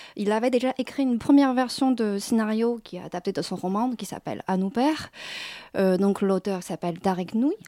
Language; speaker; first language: French; non-native, fluent; Chinese